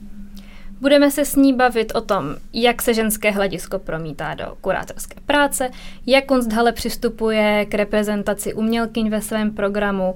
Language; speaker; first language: Czech; native; Czech